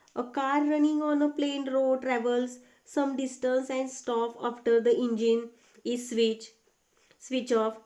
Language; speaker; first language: English; non-native, local second language; Marathi